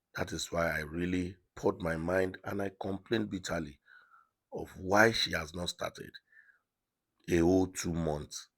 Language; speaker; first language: English; non-native, local second language; Yoruba